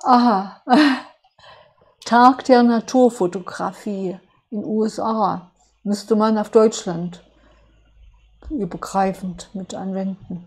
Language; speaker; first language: German; native; German